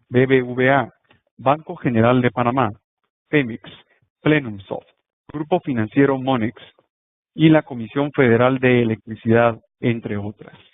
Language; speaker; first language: Spanish; native; Spanish